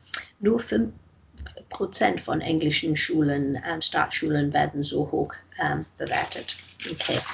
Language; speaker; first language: German; non-native, fluent; English